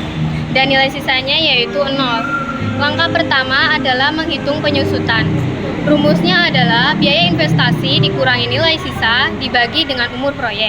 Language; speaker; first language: Indonesian; native; Indonesian